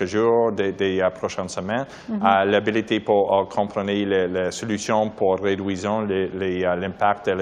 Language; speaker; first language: French; non-native, learner; English